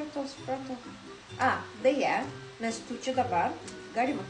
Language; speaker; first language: Lithuanian; non-native, learner; Japanese